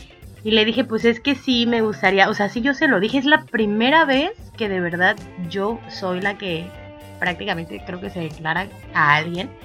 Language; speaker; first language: Spanish; native; Spanish